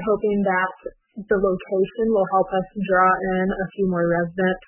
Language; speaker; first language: English; native; English